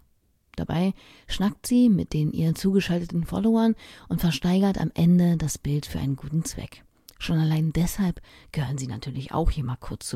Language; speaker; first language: German; native; German